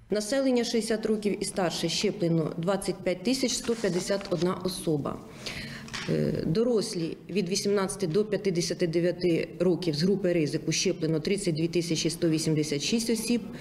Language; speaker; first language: Ukrainian; native; Ukrainian